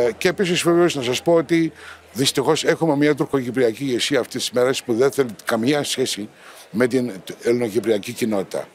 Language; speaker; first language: Greek; non-native, local second language; Turkish